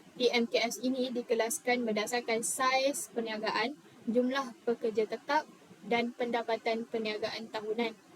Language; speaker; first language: Malay; native; Malay